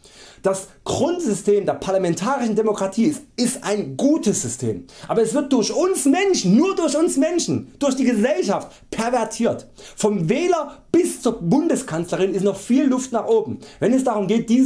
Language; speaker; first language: German; native; German